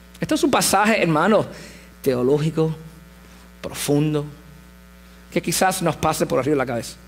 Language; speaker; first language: Spanish; early bilingual, heritage; English